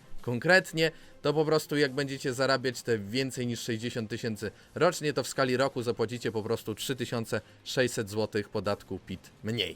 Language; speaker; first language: Polish; native; Polish